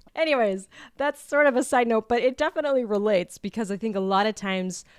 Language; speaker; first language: English; native; English